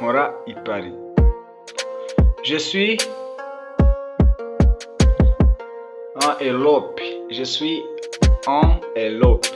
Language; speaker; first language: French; non-native, local second language; Kinyarwanda